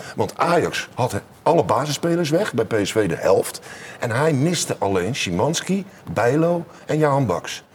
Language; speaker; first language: Dutch; native; Dutch